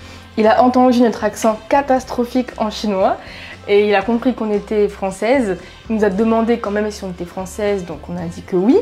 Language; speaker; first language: French; native; French